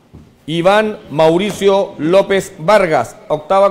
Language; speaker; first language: Spanish; native; Spanish